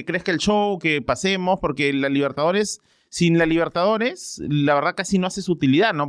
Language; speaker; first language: Spanish; native; Spanish